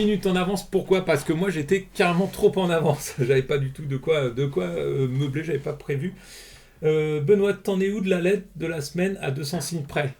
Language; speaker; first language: French; native; French